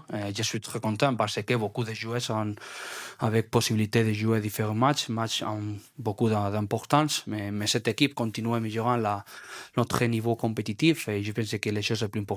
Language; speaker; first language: French; non-native, learner; Spanish